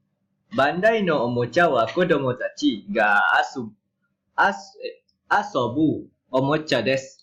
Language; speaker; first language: Japanese; non-native, learner; Malay